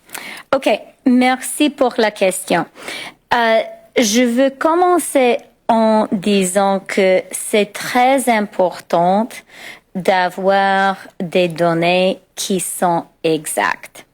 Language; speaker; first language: French; non-native, local second language; English